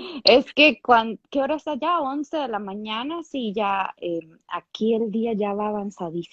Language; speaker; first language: Spanish; native; Spanish